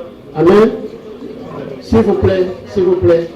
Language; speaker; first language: French; non-native, local second language; Lingala